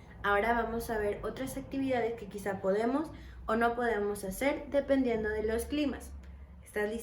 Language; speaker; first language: Spanish; native; Spanish